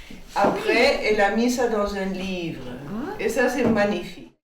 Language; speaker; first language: French; non-native, fluent; German